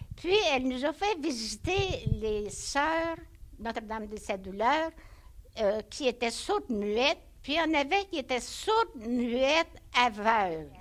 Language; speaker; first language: French; native; French